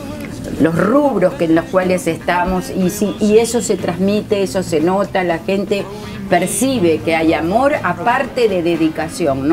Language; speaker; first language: Spanish; native; Spanish